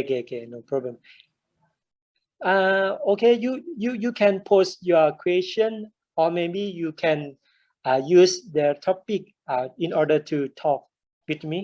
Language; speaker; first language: English; non-native, learner; Thai